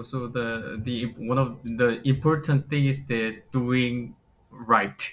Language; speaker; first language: English; non-native, fluent; Korean